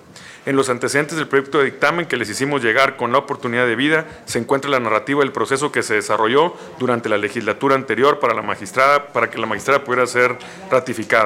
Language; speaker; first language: Spanish; native; Spanish